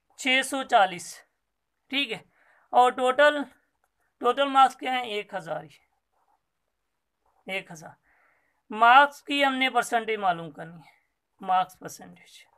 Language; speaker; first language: Urdu; non-native, local second language; Sindhi